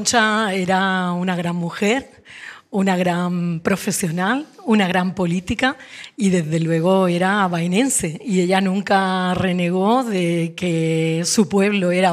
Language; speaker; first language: Spanish; native; Spanish